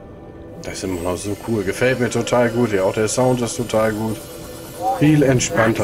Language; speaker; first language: German; native; German